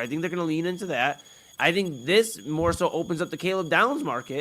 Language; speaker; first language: English; native; English